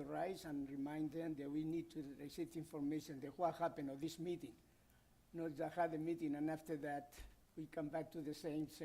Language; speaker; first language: English; non-native, fluent; Spanish